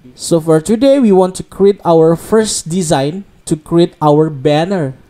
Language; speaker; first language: English; non-native, learner; Indonesian